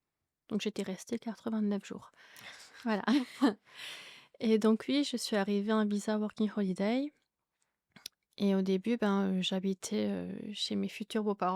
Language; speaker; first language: French; native; French